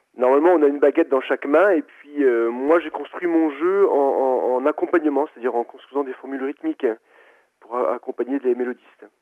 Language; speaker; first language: French; native; French